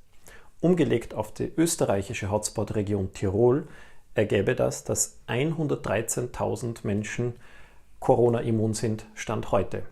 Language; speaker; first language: German; native; German